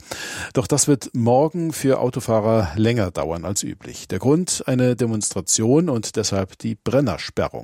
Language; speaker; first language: German; native; German